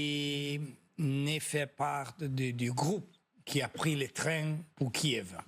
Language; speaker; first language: French; non-native, fluent; Italian